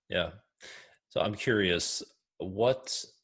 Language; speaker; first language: English; native; English